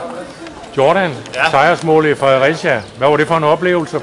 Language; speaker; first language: Danish; native; Danish